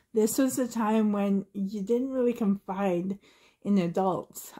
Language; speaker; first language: English; native; English